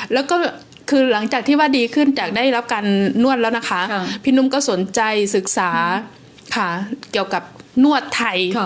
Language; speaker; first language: Thai; native; Thai